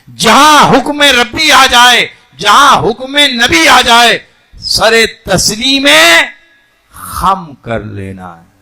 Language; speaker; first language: Urdu; non-native, local second language; Sindhi